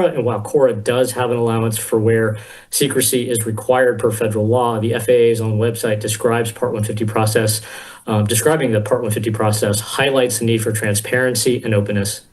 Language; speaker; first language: English; native; English